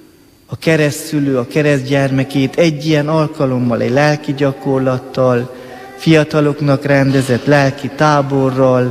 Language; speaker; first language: Hungarian; native; Hungarian